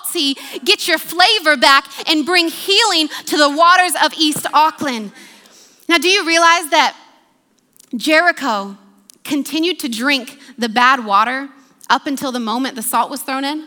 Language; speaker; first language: English; native; English